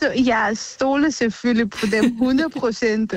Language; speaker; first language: Danish; non-native, fluent; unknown